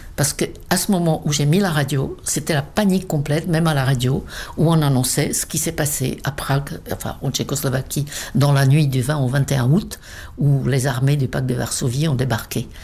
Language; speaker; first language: French; non-native, fluent; Czech